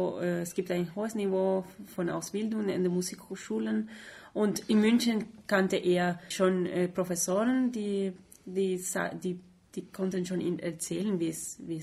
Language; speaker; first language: German; non-native, fluent; Spanish